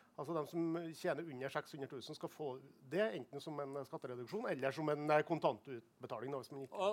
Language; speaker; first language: Norwegian; native; Norwegian